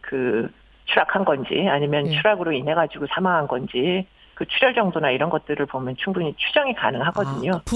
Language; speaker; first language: Korean; native; Korean